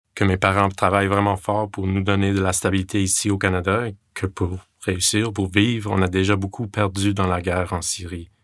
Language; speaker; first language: French; non-native, fluent; English